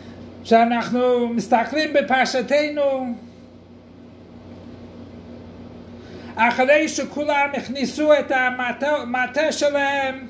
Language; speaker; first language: Hebrew; non-native, fluent; English